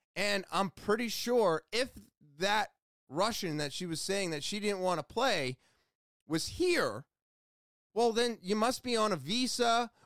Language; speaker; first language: English; native; English